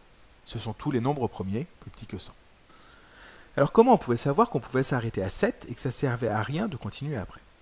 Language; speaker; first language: French; native; French